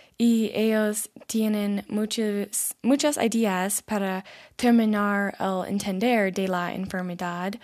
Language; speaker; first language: Spanish; non-native, learner; English